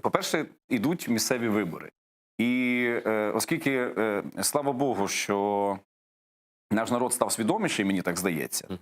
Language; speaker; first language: Ukrainian; native; Ukrainian